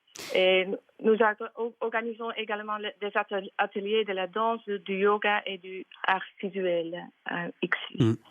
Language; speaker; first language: French; non-native, learner; Dutch